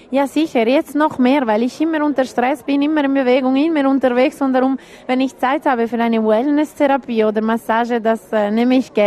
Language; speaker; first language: German; non-native, local second language; Italian